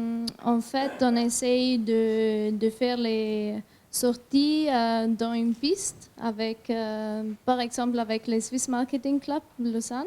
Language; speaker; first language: French; non-native, learner; German